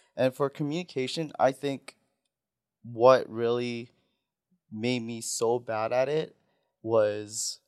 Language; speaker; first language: English; non-native, fluent; Filipino